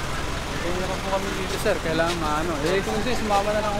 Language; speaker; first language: Filipino; native; Filipino